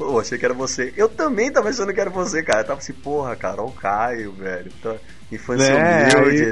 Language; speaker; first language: Portuguese; native; Portuguese